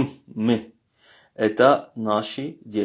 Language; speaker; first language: Russian; non-native, learner; French